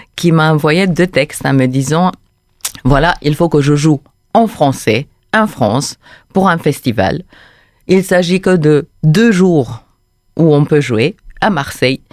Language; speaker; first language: French; non-native, fluent; Romanian